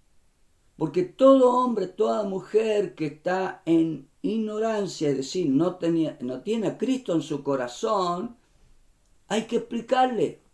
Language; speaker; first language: Spanish; native; Spanish